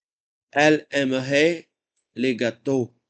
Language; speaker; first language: French; non-native, learner; Hindi